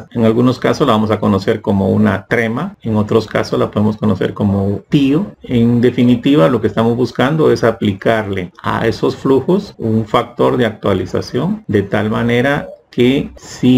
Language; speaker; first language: Spanish; native; Spanish